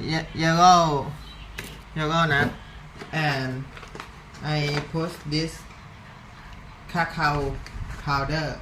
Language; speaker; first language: English; non-native, learner; Thai